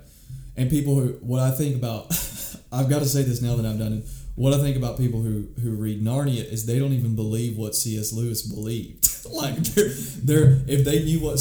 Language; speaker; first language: English; native; English